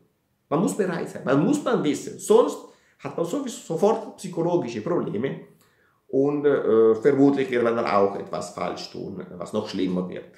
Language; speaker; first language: German; non-native, fluent; Italian